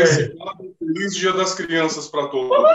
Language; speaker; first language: Portuguese; native; Portuguese